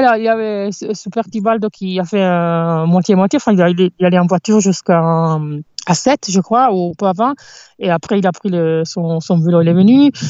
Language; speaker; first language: French; non-native, fluent; Italian